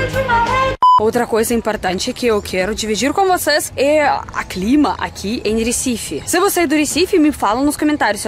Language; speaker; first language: Portuguese; non-native, fluent; Russian